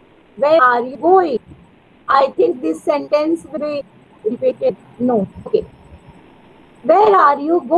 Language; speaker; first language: English; non-native, learner; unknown